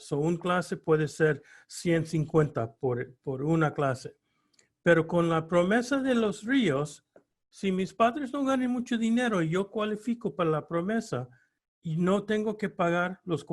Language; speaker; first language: Spanish; early bilingual, heritage; Spanish